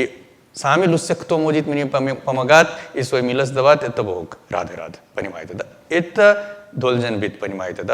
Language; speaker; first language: Russian; non-native, learner; Hindi